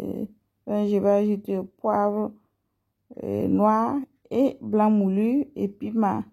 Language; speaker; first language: French; non-native, local second language; Mossi